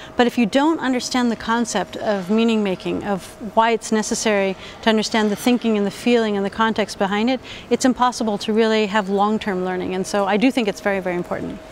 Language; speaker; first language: English; native; English